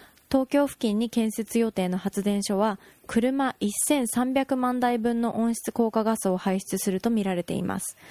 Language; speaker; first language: Japanese; native; Japanese